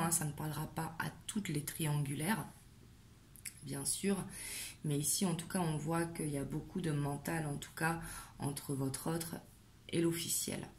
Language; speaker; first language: French; native; French